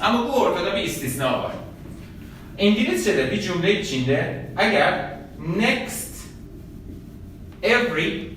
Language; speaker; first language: Turkish; non-native, fluent; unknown